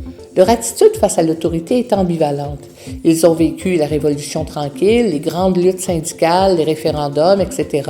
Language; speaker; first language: French; native; French